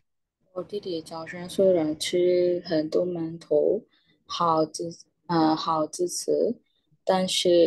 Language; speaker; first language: Chinese; non-native, learner; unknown